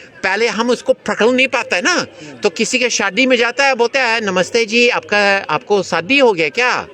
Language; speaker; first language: Hindi; non-native, fluent; English